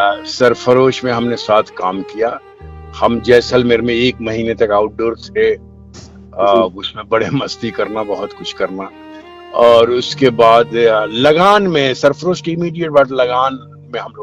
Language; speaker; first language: Hindi; native; Hindi